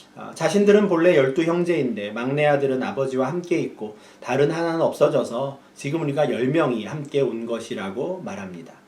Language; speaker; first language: Korean; native; Korean